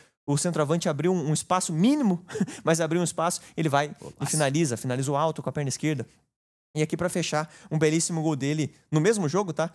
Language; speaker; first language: Portuguese; native; Portuguese